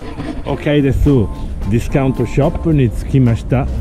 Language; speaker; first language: Japanese; non-native, learner; Italian